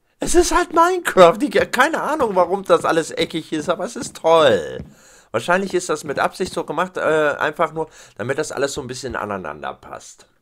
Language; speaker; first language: German; native; German